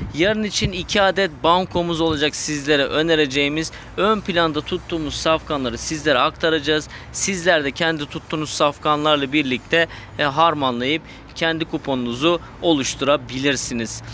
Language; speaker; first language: Turkish; native; Turkish